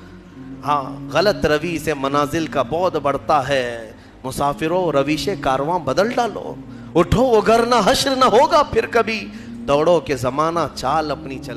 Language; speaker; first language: Urdu; native; Urdu